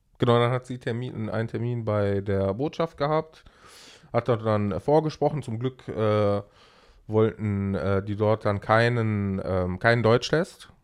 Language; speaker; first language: German; early bilingual, other home language; Arabic